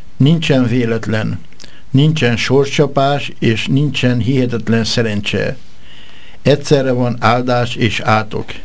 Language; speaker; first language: Hungarian; native; Hungarian